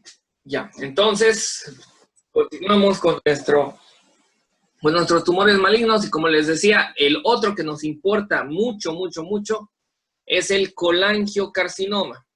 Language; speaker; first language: Spanish; native; Spanish